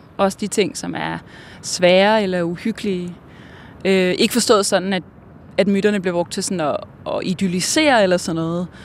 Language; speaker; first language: Danish; native; Danish